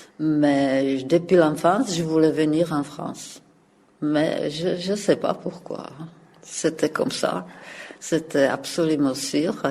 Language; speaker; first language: French; non-native, fluent; Czech